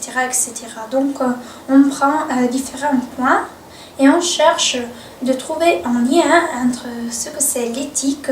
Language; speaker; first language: French; non-native, local second language; Italian